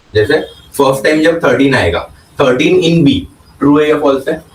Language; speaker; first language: Hindi; non-native, local second language; Marathi